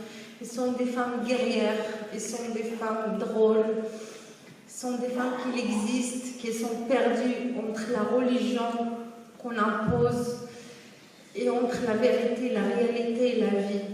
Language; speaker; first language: French; non-native, local second language; Arabic